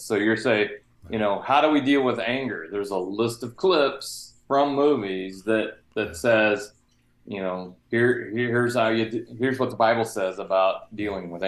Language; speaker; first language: English; native; English